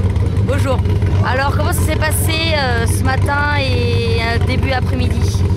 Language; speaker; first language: French; native; French